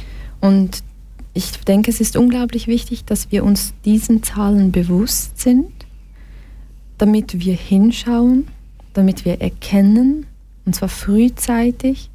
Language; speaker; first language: German; early bilingual, other home language; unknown